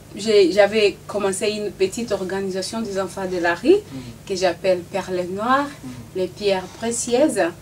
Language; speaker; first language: French; non-native, local second language; Swahili